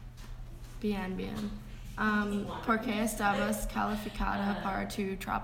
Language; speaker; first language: Spanish; non-native, learner; English